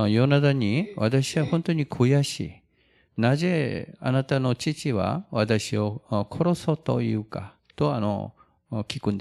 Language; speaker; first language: Japanese; non-native, fluent; Korean